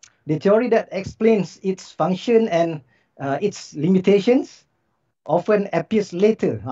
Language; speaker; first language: English; non-native, local second language; Malay